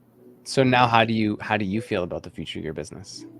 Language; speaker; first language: English; native; English